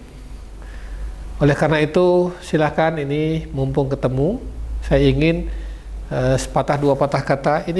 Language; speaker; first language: Indonesian; native; Indonesian